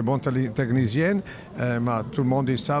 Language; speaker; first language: French; non-native, fluent; Italian